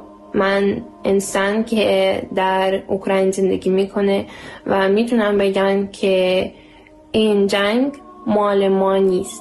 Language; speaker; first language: Persian; non-native, learner; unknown